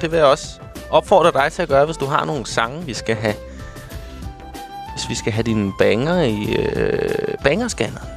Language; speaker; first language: Danish; native; Danish